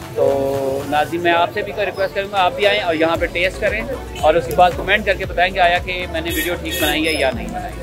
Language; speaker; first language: Urdu; non-native, local second language; Northern Hindko